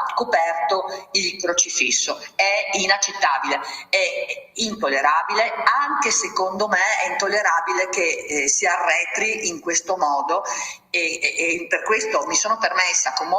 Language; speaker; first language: Italian; native; Italian